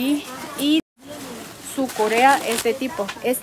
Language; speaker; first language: Spanish; non-native, learner; Chinese